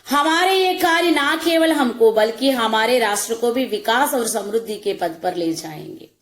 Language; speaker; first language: Hindi; non-native, local second language; Telugu